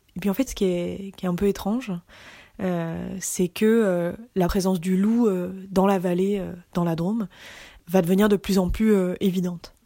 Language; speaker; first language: French; native; French